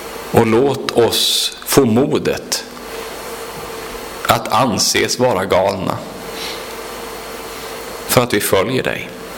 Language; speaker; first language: Swedish; native; Swedish